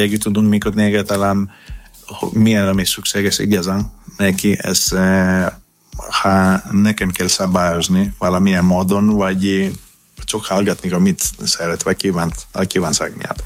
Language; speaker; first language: Hungarian; non-native, learner; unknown